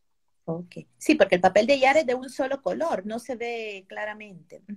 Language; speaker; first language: Spanish; native; Spanish